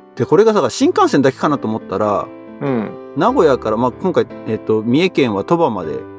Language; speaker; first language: Japanese; native; Japanese